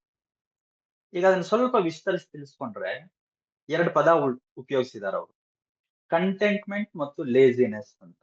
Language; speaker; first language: Kannada; native; Kannada